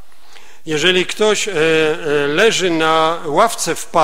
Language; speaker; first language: Polish; native; Polish